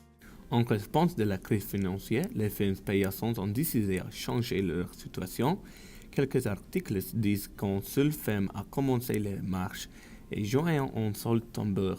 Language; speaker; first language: French; non-native, learner; English